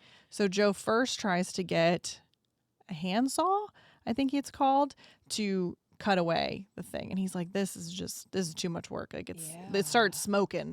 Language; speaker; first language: English; native; English